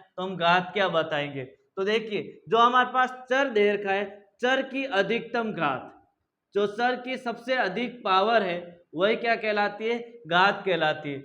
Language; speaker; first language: Hindi; native; Hindi